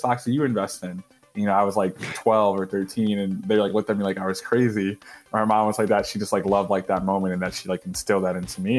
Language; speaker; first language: English; native; English